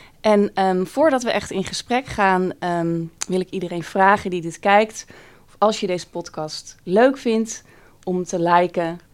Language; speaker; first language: Dutch; native; Dutch